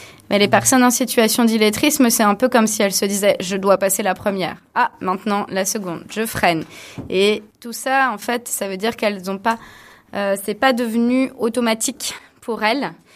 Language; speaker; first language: French; native; French